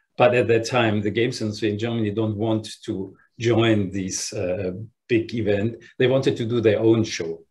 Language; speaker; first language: English; non-native, fluent; German